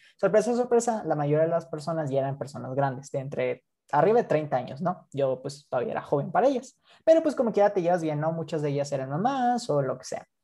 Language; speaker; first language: Spanish; native; Spanish